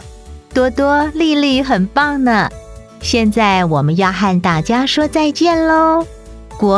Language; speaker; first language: Chinese; native; Chinese